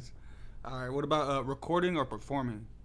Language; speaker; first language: English; native; English